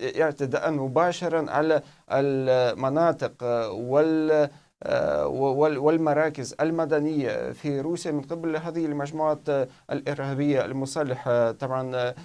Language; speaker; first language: Arabic; non-native, fluent; Russian